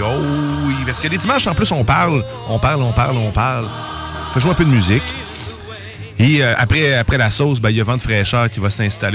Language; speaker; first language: French; native; French